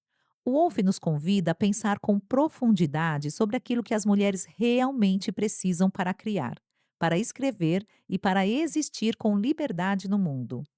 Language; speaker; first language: Portuguese; native; Portuguese